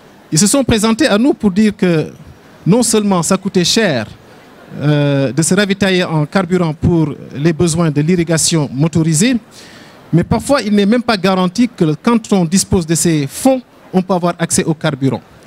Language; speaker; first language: French; non-native, local second language; Wolof